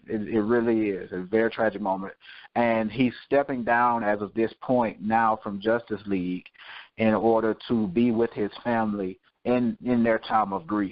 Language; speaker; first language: English; native; English